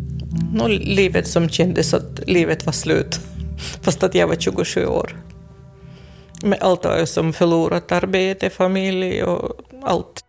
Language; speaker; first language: Swedish; non-native, fluent; Russian